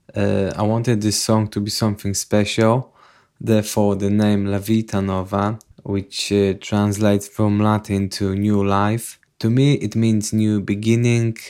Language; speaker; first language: English; non-native, fluent; Polish